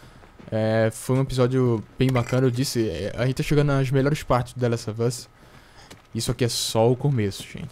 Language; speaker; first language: Portuguese; native; Portuguese